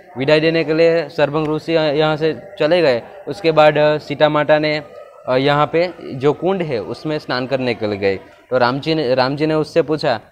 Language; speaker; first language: Hindi; non-native, local second language; Gujarati